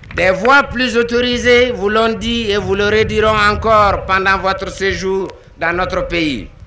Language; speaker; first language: French; non-native, local second language; Bambara